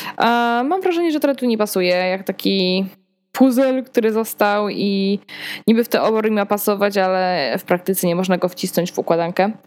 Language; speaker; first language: Polish; early bilingual, heritage; Polish